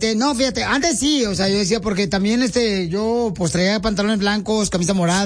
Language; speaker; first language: Spanish; native; Spanish